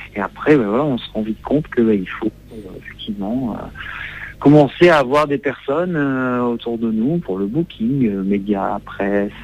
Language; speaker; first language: French; native; French